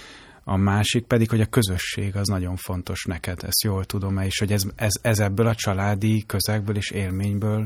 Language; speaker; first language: Hungarian; native; Hungarian